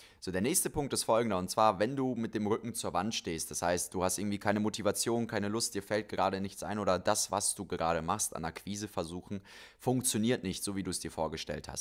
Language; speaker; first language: German; native; German